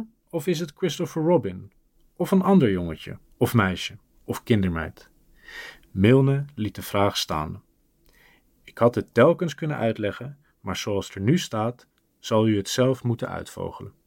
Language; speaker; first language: Dutch; native; Dutch